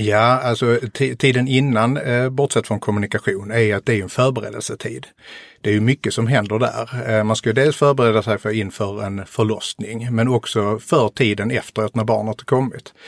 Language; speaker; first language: Swedish; native; Swedish